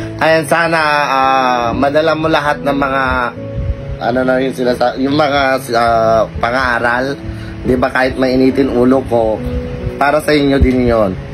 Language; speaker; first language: Filipino; non-native, local second language; Iloko